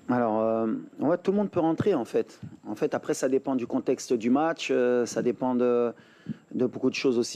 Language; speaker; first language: French; native; French